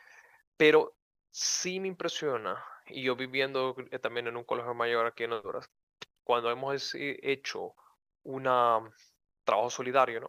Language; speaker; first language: Spanish; native; Spanish